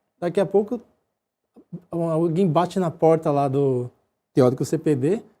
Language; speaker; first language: Portuguese; early bilingual, other home language; Japanese